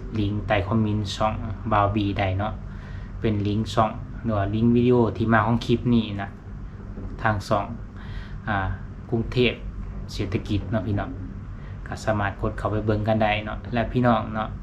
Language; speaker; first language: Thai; non-native, local second language; Lao